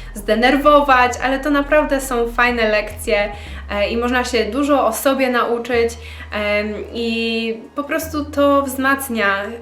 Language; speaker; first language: Polish; early bilingual, heritage; Polish